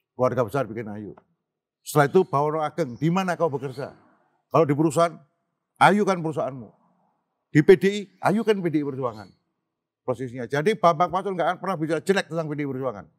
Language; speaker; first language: Indonesian; native; Indonesian